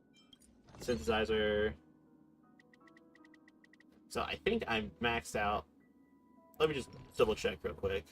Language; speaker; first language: English; native; English